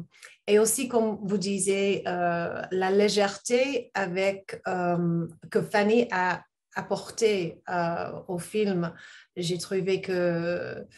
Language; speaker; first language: French; non-native, learner; English